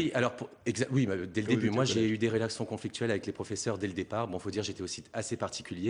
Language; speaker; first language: French; native; French